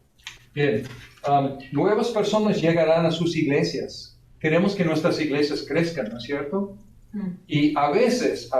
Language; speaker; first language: Spanish; non-native, fluent; English